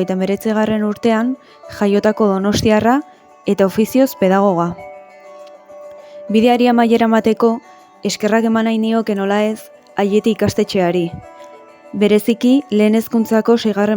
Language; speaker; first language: Basque; native; Basque